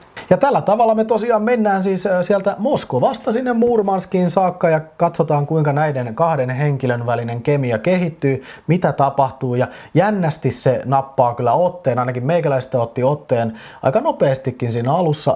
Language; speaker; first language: Finnish; native; Finnish